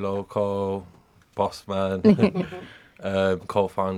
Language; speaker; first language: English; native; English